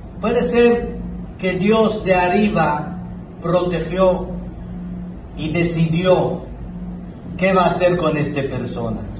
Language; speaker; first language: Spanish; non-native, fluent; Hebrew